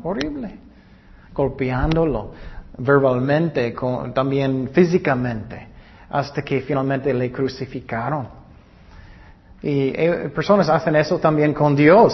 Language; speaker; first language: Spanish; non-native, learner; English